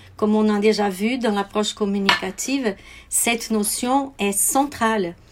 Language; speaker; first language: French; non-native, fluent; Portuguese